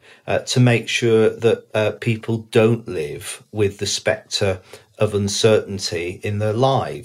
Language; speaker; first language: English; native; English